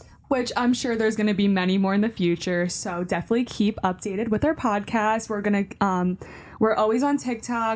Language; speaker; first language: English; native; English